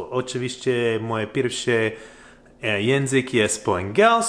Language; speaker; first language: Polish; non-native, learner; English